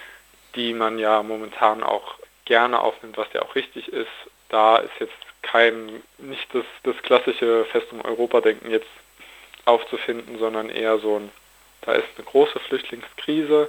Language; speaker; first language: German; native; German